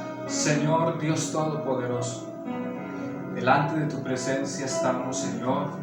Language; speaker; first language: Spanish; native; Spanish